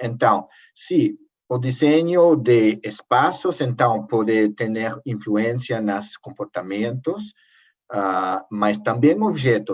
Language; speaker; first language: Portuguese; non-native, learner; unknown